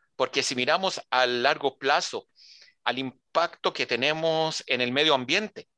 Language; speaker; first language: Spanish; early bilingual, heritage; Spanish